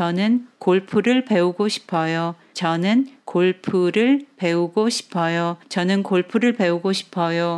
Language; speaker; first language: Korean; non-native, fluent; Chinese